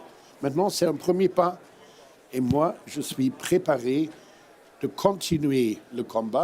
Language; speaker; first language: French; non-native, fluent; German